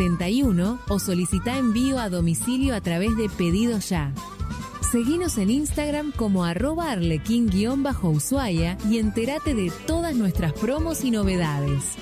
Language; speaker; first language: Spanish; native; Spanish